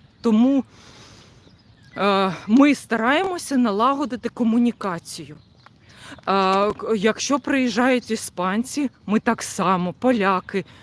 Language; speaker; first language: Ukrainian; non-native, local second language; Russian